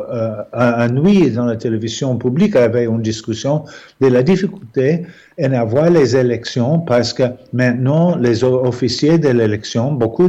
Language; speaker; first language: French; non-native, fluent; English